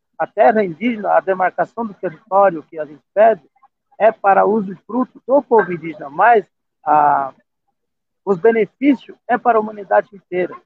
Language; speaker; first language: Portuguese; non-native, local second language; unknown